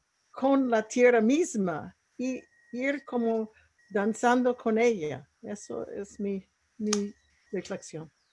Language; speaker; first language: Spanish; non-native, fluent; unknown